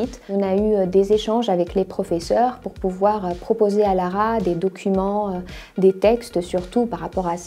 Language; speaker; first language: French; native; French